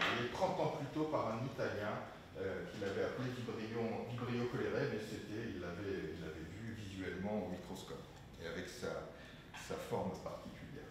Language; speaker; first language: French; native; French